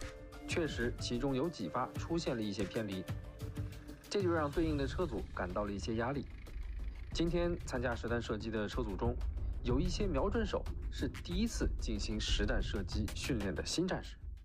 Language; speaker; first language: Chinese; native; Chinese